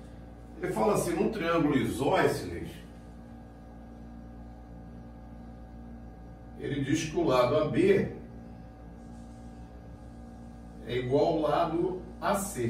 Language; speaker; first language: Portuguese; native; Portuguese